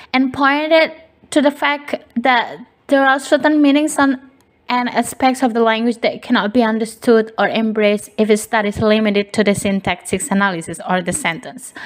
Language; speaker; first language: English; non-native, fluent; Indonesian